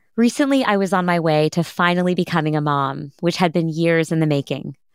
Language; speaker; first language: English; early bilingual, other home language; Hindi